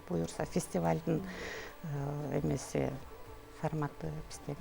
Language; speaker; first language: Kyrgyz; native; Kyrgyz